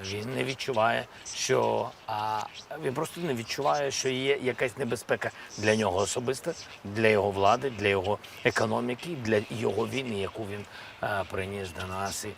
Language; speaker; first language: Ukrainian; non-native, local second language; Russian